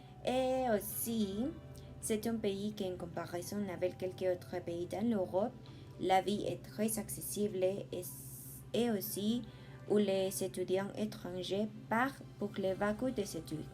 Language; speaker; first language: French; non-native, learner; Spanish